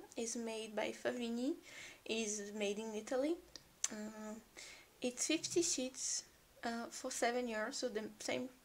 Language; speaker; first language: English; non-native, fluent; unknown